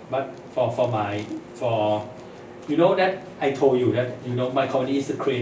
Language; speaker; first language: English; non-native, learner; Thai